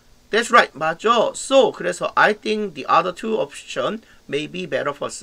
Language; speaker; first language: English; non-native, fluent; Korean